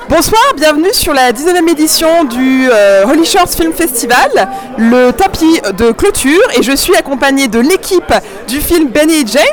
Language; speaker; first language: French; native; French